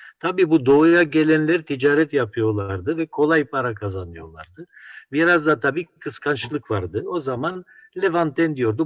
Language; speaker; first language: Turkish; non-native, local second language; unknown